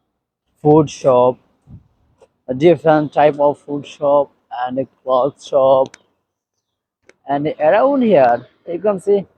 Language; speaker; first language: English; non-native, learner; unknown